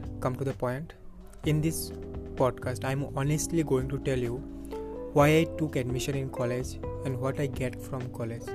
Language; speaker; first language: English; non-native, local second language; Bangla